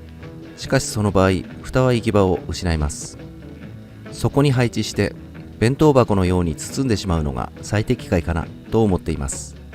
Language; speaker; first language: Japanese; native; Japanese